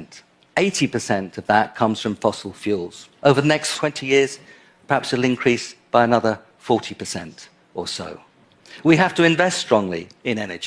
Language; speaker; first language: English; native; English